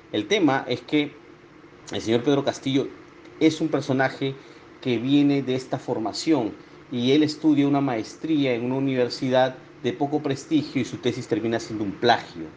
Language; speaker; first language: Spanish; native; Spanish